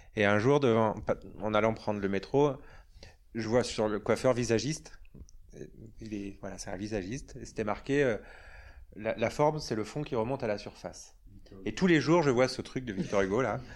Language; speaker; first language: French; native; French